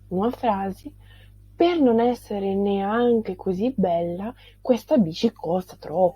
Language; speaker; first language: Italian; non-native, fluent; Portuguese